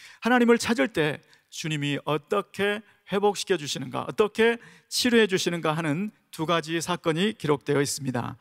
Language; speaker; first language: Korean; native; Korean